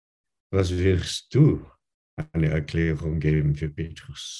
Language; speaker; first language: German; non-native, fluent; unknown